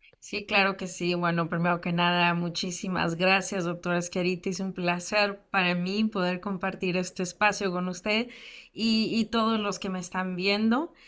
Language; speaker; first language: Spanish; early bilingual, heritage; Spanish